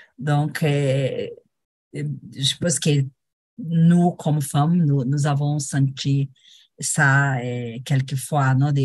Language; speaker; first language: French; non-native, learner; Portuguese